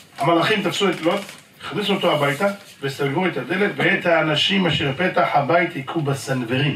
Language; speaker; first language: Hebrew; native; Hebrew